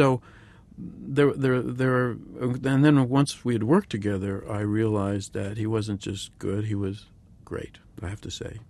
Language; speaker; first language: English; native; English